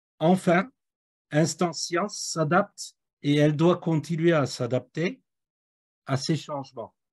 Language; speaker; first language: French; native; French